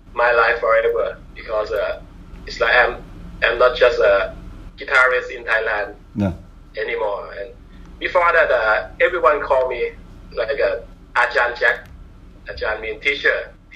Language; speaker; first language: English; non-native, learner; Thai